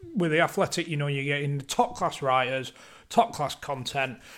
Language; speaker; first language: English; native; English